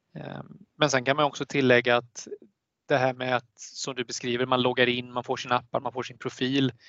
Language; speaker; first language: Swedish; native; Swedish